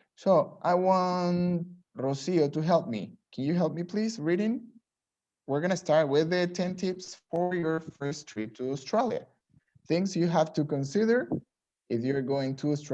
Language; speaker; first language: English; non-native, fluent; Spanish